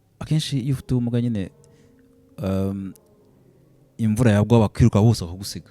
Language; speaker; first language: Kinyarwanda; early bilingual, heritage; Kinyarwanda